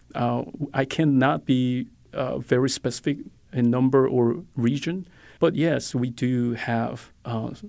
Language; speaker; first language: English; non-native, fluent; Korean